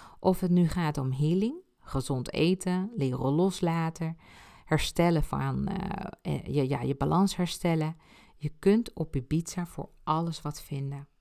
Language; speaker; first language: Dutch; early bilingual, other home language; Spanish